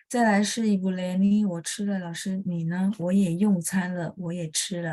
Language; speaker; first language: Chinese; non-native, fluent; Indonesian